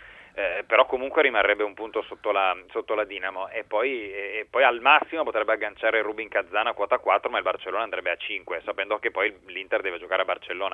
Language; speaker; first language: Italian; native; Italian